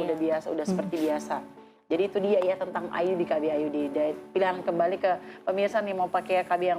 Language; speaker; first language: Indonesian; native; Indonesian